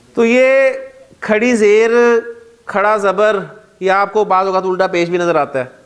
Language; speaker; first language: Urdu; native; Urdu